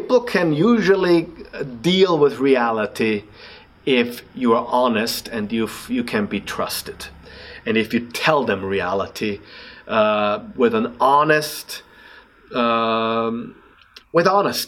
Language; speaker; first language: English; non-native, fluent; German